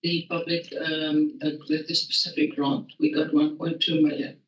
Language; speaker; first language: English; non-native, local second language; Afrikaans